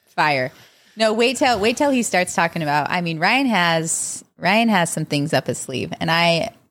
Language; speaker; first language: English; native; English